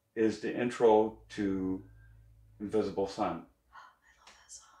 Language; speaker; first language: English; native; English